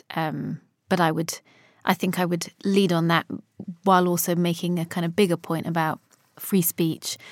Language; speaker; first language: English; early bilingual, other home language; Polish